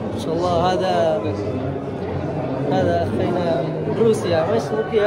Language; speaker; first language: Arabic; non-native, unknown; Indonesian